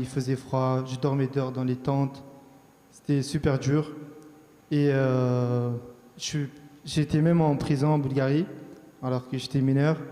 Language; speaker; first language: French; early bilingual, other home language; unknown